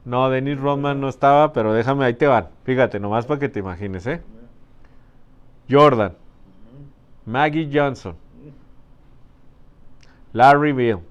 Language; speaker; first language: Spanish; native; Spanish